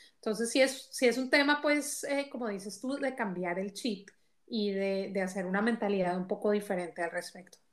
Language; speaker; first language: Spanish; native; Spanish